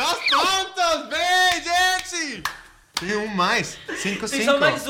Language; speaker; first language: Portuguese; non-native, fluent; Spanish